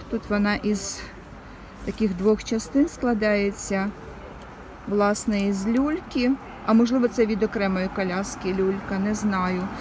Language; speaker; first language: Ukrainian; non-native, local second language; Russian